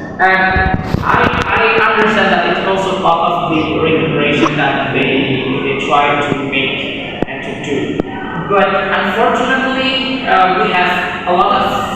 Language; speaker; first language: English; non-native, fluent; Indonesian